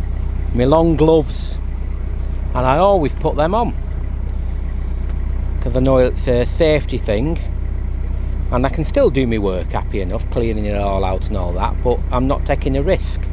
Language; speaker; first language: English; native; English